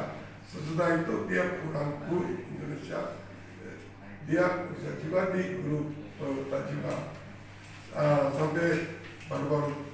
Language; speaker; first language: Indonesian; non-native, fluent; Japanese